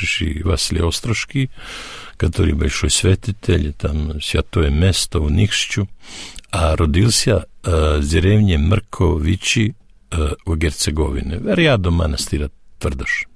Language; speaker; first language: Russian; non-native, learner; Serbian